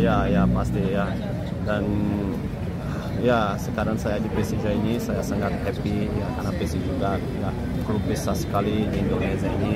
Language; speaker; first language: Indonesian; non-native, fluent; Portuguese